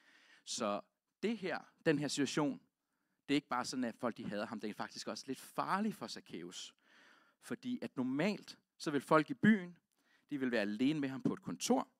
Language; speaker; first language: Danish; native; Danish